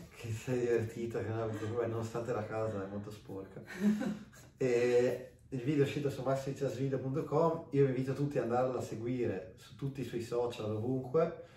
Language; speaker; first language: Italian; native; Italian